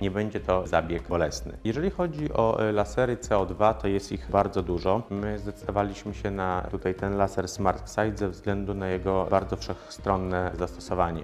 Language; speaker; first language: Polish; native; Polish